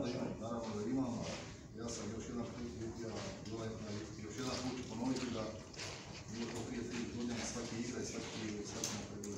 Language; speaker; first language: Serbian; non-native, learner; Bulgarian